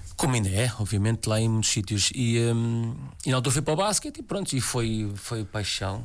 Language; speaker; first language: Portuguese; native; Portuguese